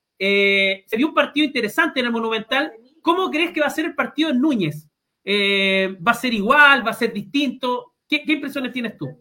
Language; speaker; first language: Spanish; native; Spanish